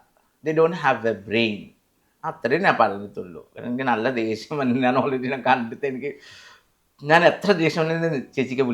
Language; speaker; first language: Malayalam; non-native, fluent; Assamese